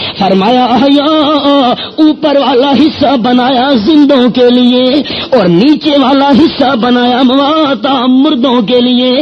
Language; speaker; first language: Urdu; non-native, local second language; Pashto